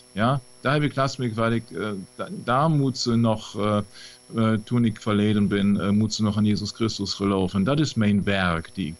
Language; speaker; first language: Dutch; non-native, fluent; German